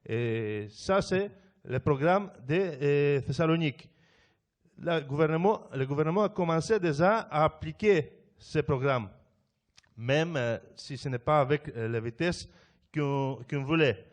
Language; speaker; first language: French; non-native, fluent; Greek